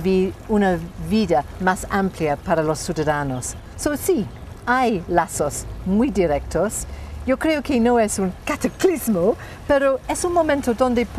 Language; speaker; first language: Spanish; non-native, fluent; English